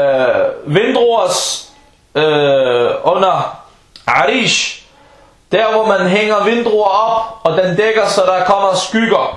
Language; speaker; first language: Danish; early bilingual, other home language; Urdu